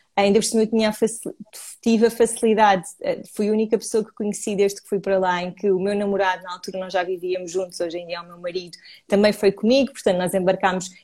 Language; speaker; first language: Portuguese; native; Portuguese